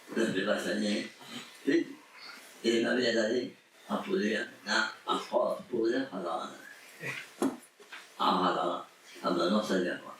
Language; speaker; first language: Catalan; non-native, local second language; Spanish